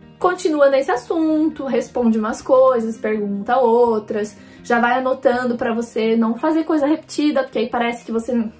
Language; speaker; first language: Portuguese; native; Portuguese